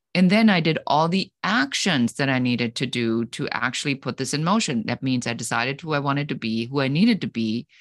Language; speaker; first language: English; non-native, fluent; German